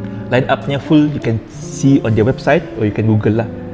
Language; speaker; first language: English; non-native, local second language; Malay